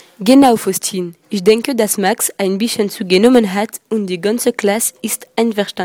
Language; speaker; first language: German; non-native, learner; French